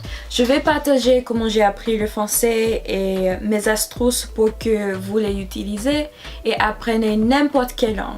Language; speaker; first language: French; non-native, learner; English